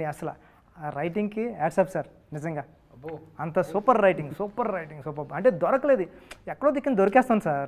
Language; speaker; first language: Telugu; native; Telugu